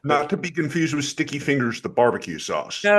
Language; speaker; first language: English; native; English